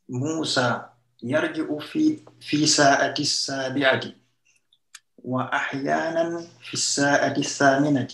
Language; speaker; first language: Arabic; non-native, learner; French